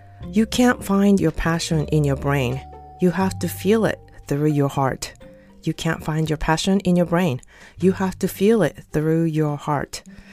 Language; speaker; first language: English; non-native, fluent; Japanese